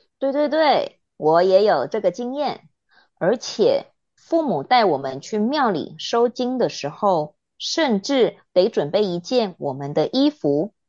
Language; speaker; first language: Chinese; native; Chinese